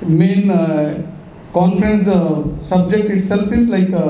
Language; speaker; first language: Kannada; non-native, local second language; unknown